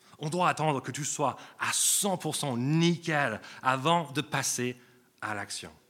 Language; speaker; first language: French; non-native, fluent; English